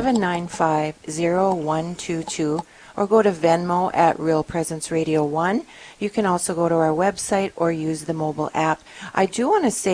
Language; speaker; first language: English; native; English